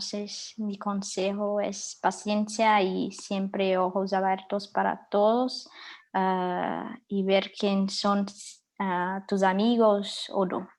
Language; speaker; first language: Spanish; non-native, learner; Portuguese